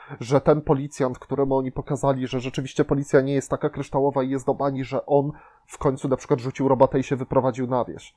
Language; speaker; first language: Polish; native; Polish